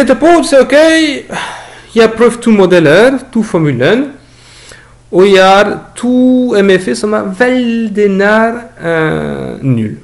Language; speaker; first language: Norwegian; non-native, learner; French